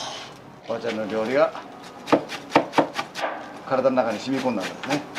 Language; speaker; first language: Japanese; native; Japanese